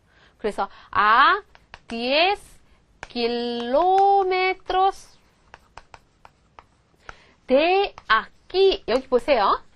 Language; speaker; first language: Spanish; non-native, fluent; Korean